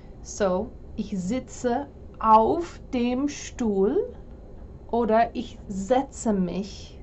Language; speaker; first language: German; non-native, fluent; English